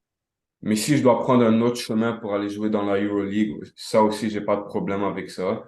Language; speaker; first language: French; non-native, local second language; Arabic